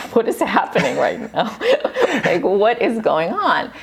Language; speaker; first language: English; early bilingual, other home language; Russian